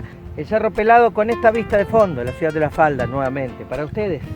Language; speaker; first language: Spanish; native; Spanish